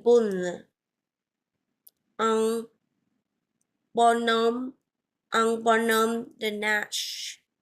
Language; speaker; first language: French; non-native, learner; Vietnamese